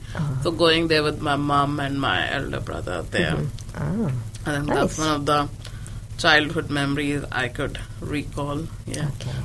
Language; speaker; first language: English; non-native, local second language; Hindi